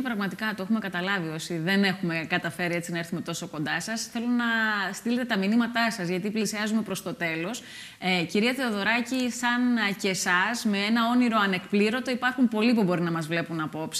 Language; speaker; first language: Greek; native; Greek